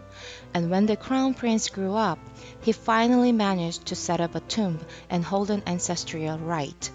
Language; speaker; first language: English; non-native, fluent; Korean